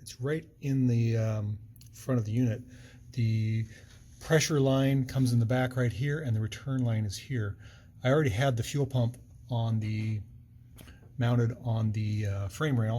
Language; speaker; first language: English; native; English